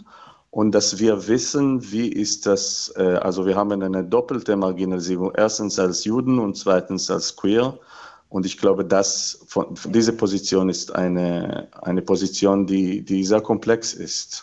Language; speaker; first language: German; non-native, fluent; Hebrew